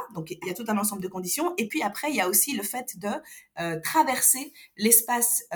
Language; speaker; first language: French; non-native, local second language; Arabic